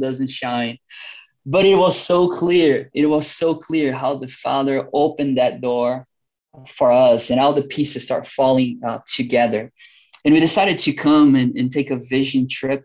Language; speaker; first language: English; non-native, fluent; Portuguese